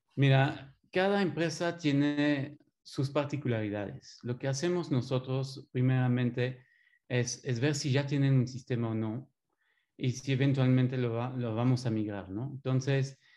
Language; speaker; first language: Spanish; non-native, fluent; French